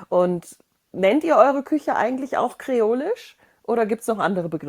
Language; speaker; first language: German; native; German